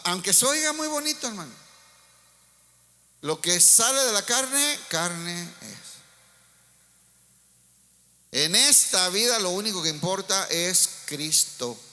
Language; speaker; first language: Spanish; native; Spanish